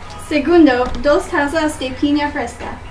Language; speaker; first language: Spanish; non-native, learner; English